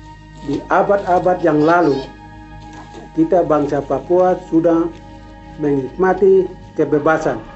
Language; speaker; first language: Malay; non-native, local second language; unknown